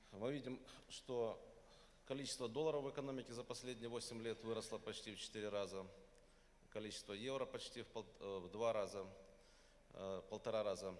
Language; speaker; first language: Russian; native; Russian